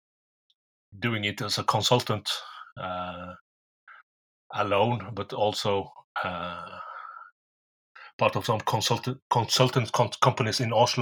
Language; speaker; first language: English; non-native, fluent; Norwegian